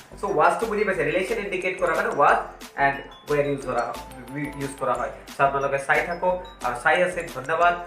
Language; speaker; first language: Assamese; non-native, local second language; Bangla